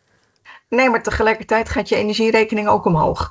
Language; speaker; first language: Dutch; native; Dutch